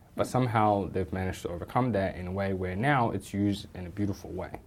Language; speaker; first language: English; native; English